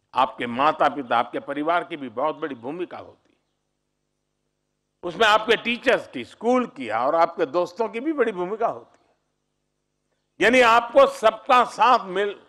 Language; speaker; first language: Hindi; native; Hindi